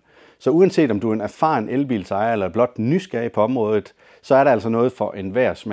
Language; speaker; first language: Danish; native; Danish